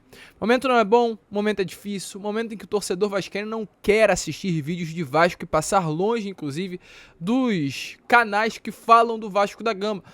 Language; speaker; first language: Portuguese; native; Portuguese